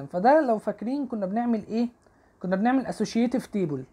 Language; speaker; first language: Arabic; native; Arabic